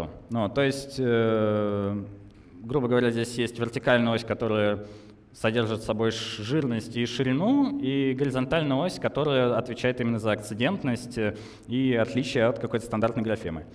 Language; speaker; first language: Russian; native; Russian